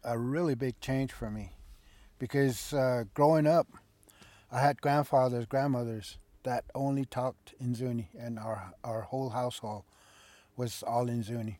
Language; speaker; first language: English; early bilingual, other home language; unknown